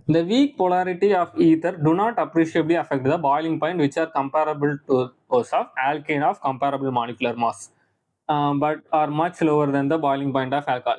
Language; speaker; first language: English; non-native, local second language; Tamil